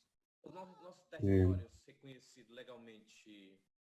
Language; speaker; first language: Portuguese; non-native, local second language; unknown